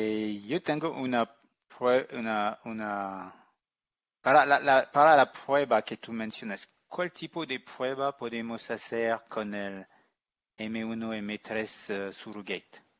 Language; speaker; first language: Spanish; non-native, fluent; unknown